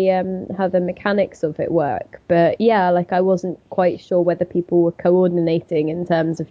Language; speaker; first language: English; native; English